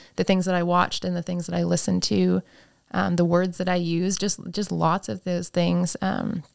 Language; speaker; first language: English; native; English